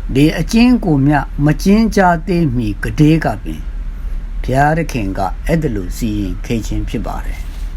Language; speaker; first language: Burmese; non-native, local second language; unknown